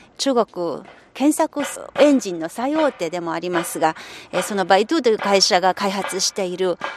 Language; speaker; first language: Japanese; non-native, fluent; Chinese